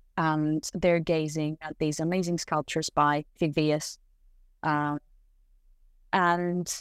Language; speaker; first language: English; non-native, fluent; Greek